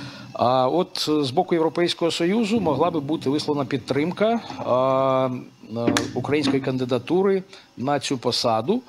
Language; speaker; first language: Ukrainian; native; Ukrainian